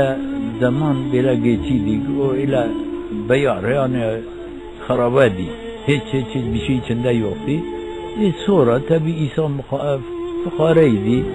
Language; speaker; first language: Turkish; non-native, local second language; Kurdish